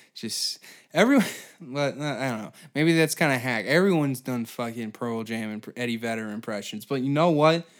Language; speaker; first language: English; native; English